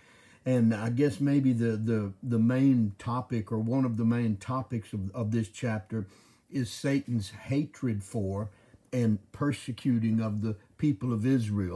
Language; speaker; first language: English; native; English